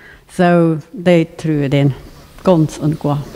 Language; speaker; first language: German; non-native, local second language; Plautdietsch